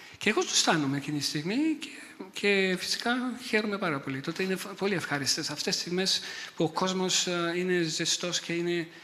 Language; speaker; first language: Greek; non-native, fluent; Italian